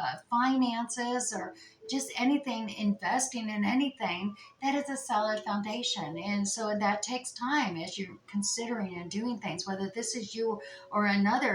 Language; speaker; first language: English; native; English